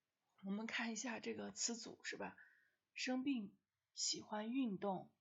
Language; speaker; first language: Chinese; non-native, fluent; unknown